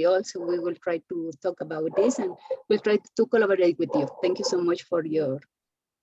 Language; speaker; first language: English; non-native, learner; Spanish